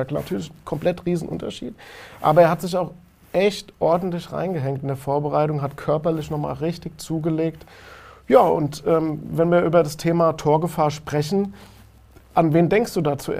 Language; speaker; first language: German; native; German